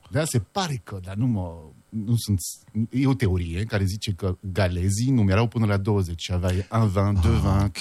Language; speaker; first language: Romanian; non-native, fluent; French